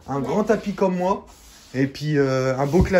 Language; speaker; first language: French; native; French